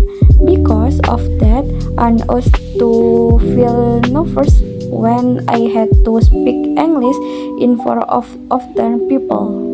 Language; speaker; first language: English; non-native, learner; Indonesian